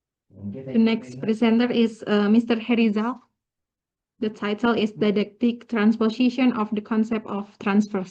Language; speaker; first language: English; non-native, learner; Indonesian